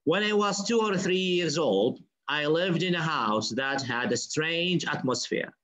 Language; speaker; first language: English; non-native, fluent; Arabic